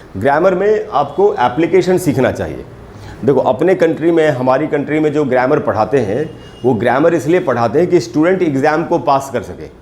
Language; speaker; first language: Hindi; native; Hindi